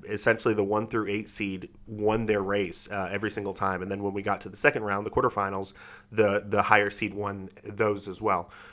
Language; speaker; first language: English; native; English